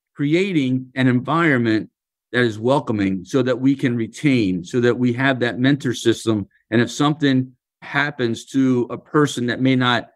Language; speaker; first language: English; native; English